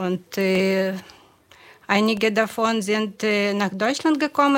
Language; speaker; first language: German; non-native, fluent; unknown